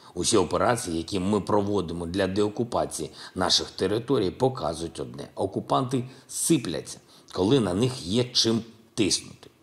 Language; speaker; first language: Ukrainian; non-native, local second language; Russian